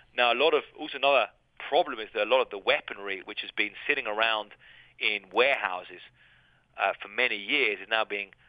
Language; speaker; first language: English; native; English